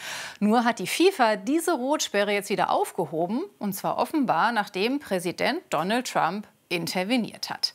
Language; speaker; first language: German; native; German